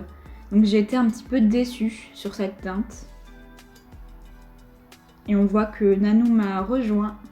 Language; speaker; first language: French; native; French